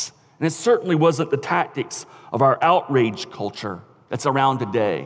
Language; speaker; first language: English; native; English